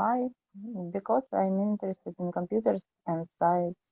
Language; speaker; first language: English; non-native, learner; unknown